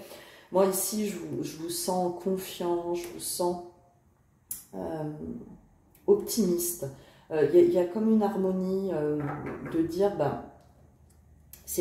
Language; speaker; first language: French; native; French